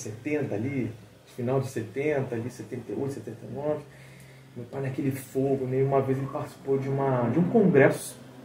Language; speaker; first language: Portuguese; early bilingual, heritage; Portuguese